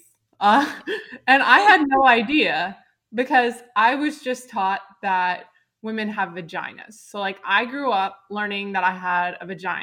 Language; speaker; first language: English; native; English